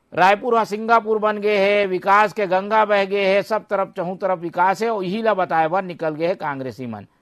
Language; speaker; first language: Hindi; native; Hindi